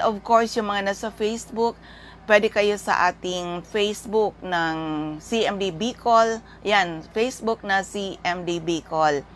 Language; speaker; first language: Filipino; non-native, local second language; Bikol